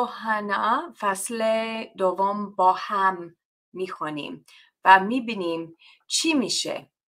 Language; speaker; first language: Persian; non-native, fluent; English